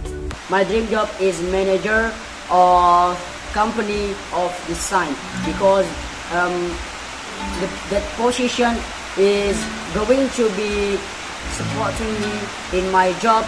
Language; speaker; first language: English; non-native, learner; Indonesian